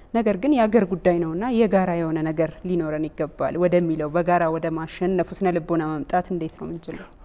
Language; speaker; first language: Amharic; native; Amharic